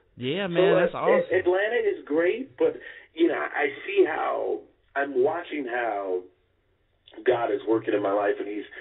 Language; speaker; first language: English; native; English